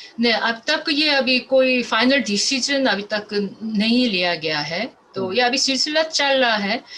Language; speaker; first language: Hindi; non-native, fluent; Korean